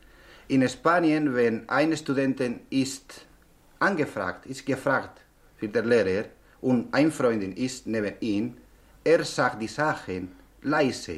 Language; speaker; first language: German; non-native, learner; Spanish